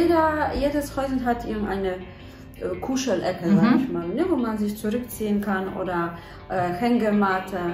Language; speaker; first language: German; non-native, fluent; Polish